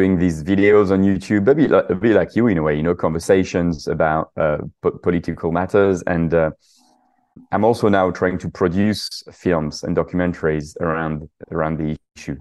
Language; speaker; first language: English; non-native, fluent; French